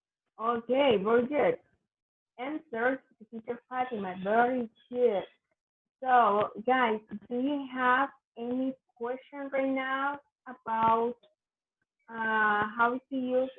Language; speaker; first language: English; non-native, fluent; Spanish